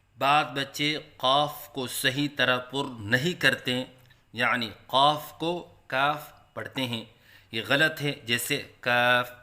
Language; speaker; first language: Urdu; native; Urdu